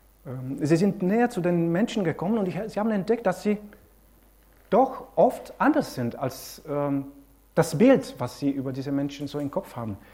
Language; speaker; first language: German; non-native, fluent; Romanian